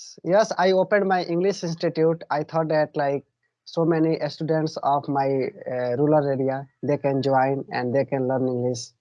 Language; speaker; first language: English; non-native, learner; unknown